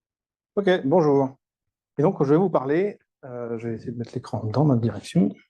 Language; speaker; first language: French; native; French